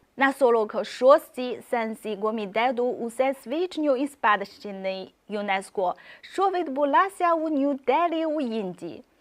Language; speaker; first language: Ukrainian; non-native, fluent; Chinese